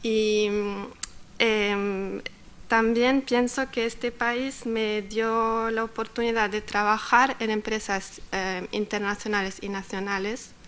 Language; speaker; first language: Spanish; non-native, fluent; Arabic